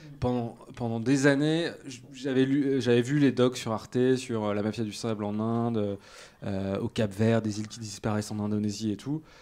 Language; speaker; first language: French; native; French